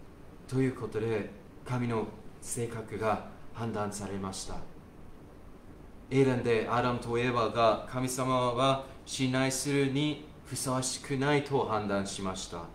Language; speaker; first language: Japanese; non-native, fluent; English